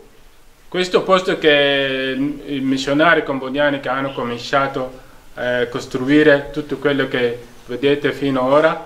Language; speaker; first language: Italian; non-native, fluent; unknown